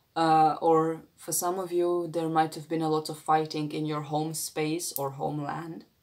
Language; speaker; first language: English; non-native, fluent; Romanian